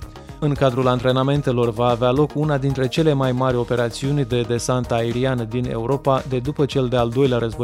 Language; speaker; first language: Romanian; native; Romanian